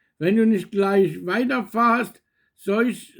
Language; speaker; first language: German; native; German